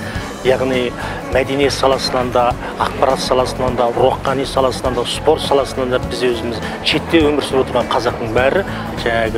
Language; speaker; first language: Kazakh; early bilingual, heritage; Kazakh